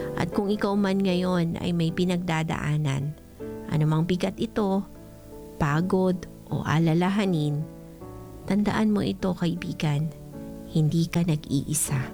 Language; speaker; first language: Filipino; non-native, local second language; Bikol